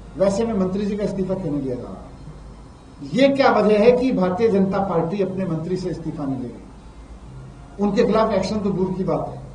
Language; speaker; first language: Hindi; native; Hindi